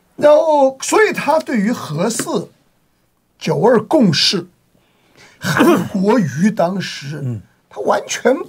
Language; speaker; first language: Chinese; native; Chinese